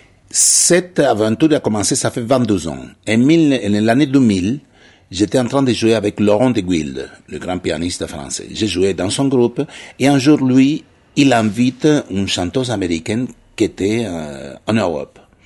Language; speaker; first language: French; non-native, fluent; Spanish